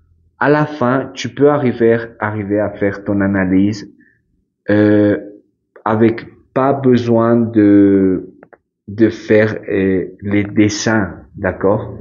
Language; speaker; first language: French; non-native, fluent; Spanish